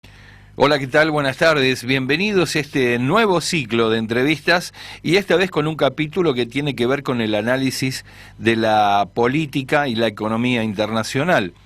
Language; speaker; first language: Spanish; native; Spanish